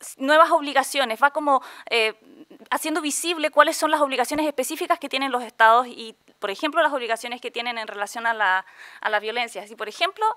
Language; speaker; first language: Spanish; native; Spanish